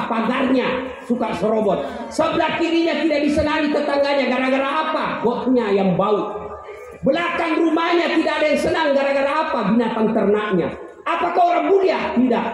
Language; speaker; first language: Indonesian; non-native, local second language; Buginese